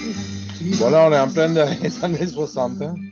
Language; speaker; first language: French; native; French